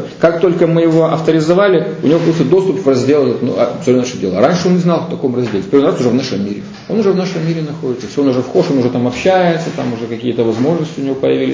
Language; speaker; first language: Russian; native; Russian